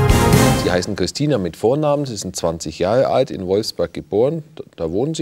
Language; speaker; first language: German; native; German